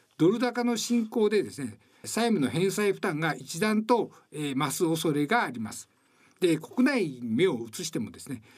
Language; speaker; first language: Japanese; native; Japanese